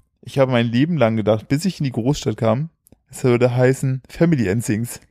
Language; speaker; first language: German; native; German